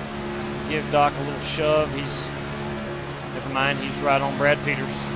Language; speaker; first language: English; native; English